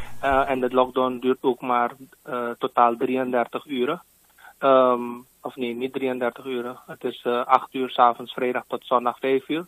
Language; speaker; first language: Dutch; native; Dutch